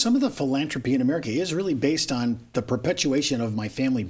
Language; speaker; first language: English; native; English